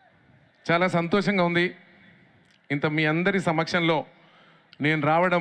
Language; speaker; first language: Telugu; native; Telugu